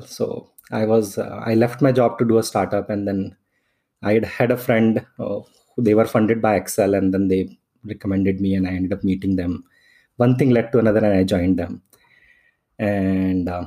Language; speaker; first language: English; non-native, local second language; Hindi